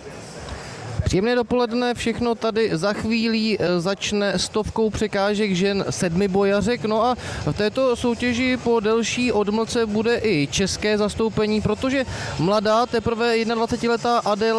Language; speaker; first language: Czech; native; Czech